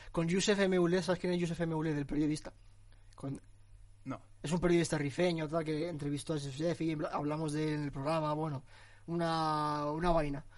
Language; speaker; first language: Spanish; early bilingual, other home language; Arabic